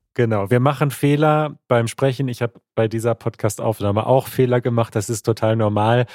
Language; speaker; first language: German; native; German